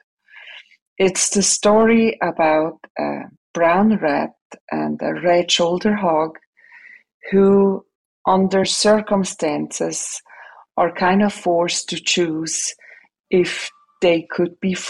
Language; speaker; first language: English; non-native, fluent; Swiss German